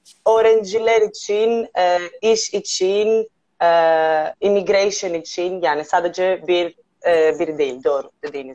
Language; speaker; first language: Turkish; non-native, learner; Greek